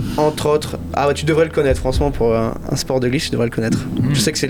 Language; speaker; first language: French; native; French